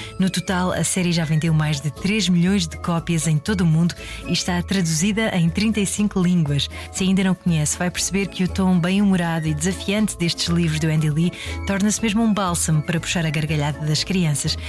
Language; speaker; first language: Portuguese; native; Portuguese